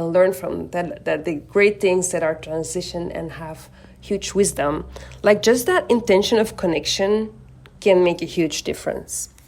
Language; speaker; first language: English; non-native, fluent; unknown